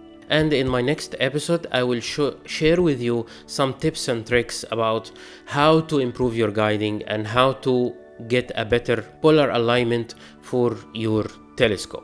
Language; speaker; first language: English; non-native, fluent; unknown